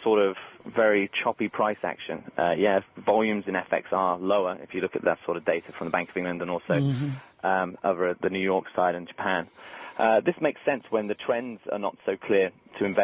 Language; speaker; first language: English; native; English